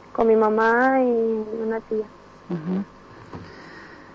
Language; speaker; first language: Spanish; native; Spanish